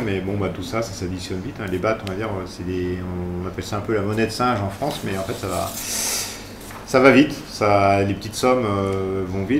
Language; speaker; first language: French; native; French